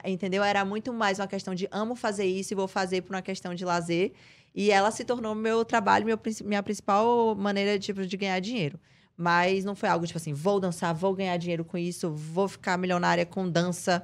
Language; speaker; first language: Portuguese; native; Portuguese